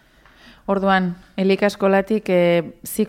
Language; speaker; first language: Basque; native; Basque